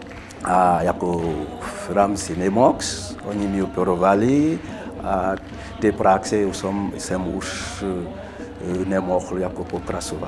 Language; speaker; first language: Czech; non-native, learner; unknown